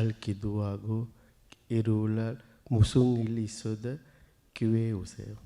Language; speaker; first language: Korean; non-native, learner; Sinhala